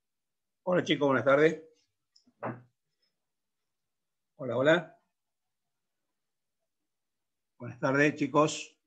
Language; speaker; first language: Spanish; native; Spanish